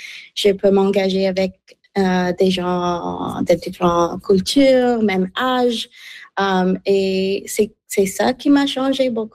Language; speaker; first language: French; non-native, fluent; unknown